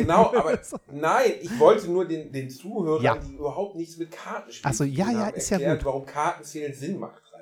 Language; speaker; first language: German; native; German